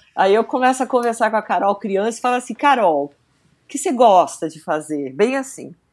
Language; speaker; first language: Portuguese; native; Portuguese